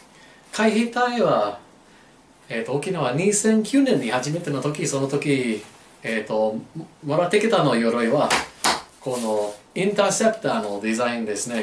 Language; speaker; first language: Japanese; non-native, learner; English